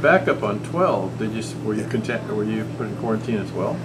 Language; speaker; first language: English; native; English